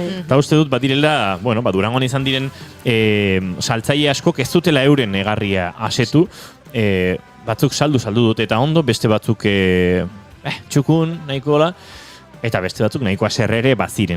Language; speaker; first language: Basque; native; Basque